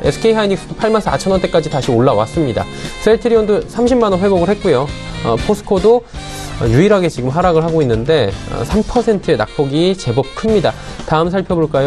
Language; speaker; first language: Korean; native; Korean